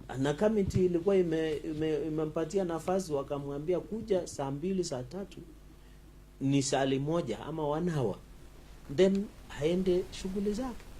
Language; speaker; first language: Swahili; non-native, local second language; Kalenjin